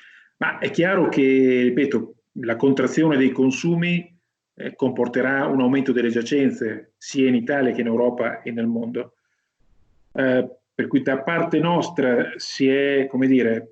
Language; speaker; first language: Italian; native; Italian